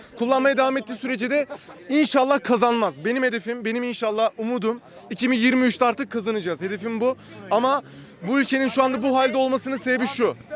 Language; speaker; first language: Turkish; native; Turkish